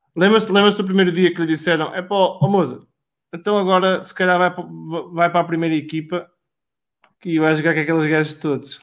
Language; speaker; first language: Portuguese; native; Portuguese